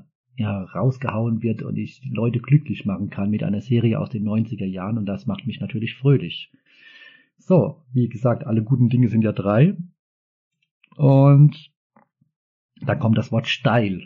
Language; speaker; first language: German; native; German